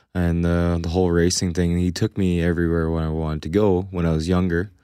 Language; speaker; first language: English; native; English